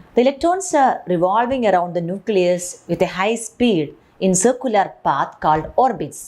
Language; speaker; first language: English; non-native, local second language; Malayalam